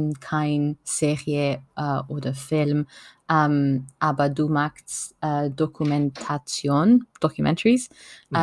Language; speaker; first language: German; non-native, learner; French